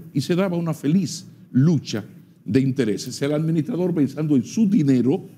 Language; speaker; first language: Spanish; native; Spanish